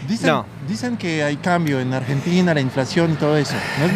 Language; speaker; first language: Spanish; non-native, fluent; French